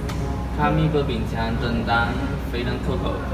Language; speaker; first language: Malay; non-native, learner; Chinese